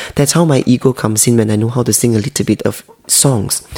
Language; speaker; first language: English; non-native, local second language; Hakka Chinese